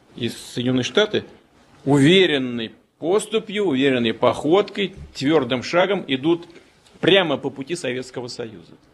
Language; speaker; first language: Russian; native; Russian